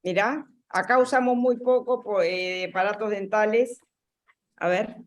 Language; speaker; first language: Spanish; native; Spanish